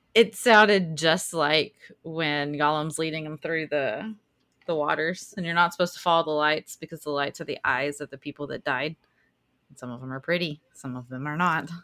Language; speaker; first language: English; native; English